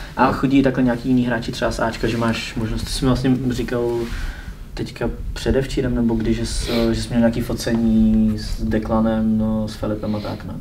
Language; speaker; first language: Czech; native; Czech